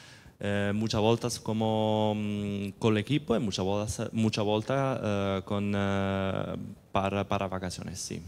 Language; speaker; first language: Spanish; non-native, fluent; Italian